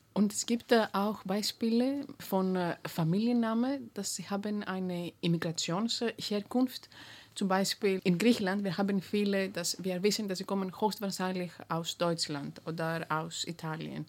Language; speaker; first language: German; non-native, fluent; Greek